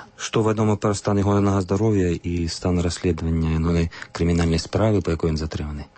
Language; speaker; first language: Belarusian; native; Belarusian